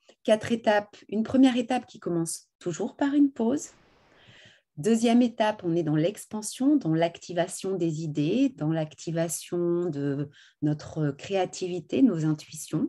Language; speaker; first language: French; native; French